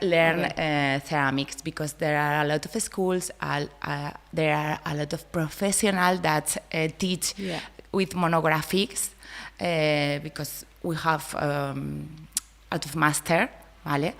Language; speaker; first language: English; non-native, learner; Spanish